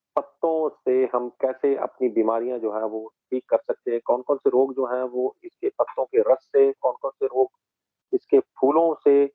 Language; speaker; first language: Hindi; non-native, local second language; Punjabi